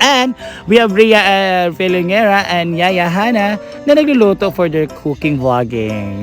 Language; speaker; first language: English; non-native, local second language; Filipino